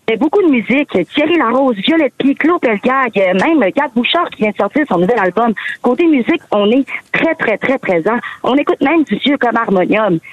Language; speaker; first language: French; native; French